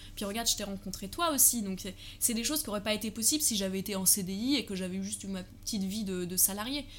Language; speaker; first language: French; early bilingual, heritage; German